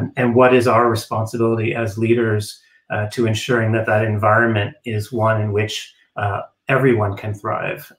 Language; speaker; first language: English; native; English